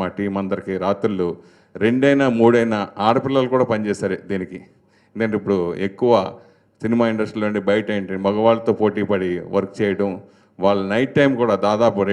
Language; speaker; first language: Telugu; native; Telugu